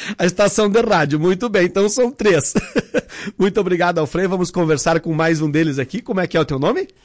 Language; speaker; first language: Portuguese; native; Portuguese